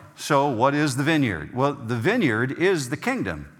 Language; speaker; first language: English; native; English